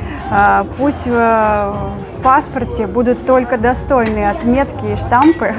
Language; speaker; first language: Russian; native; Russian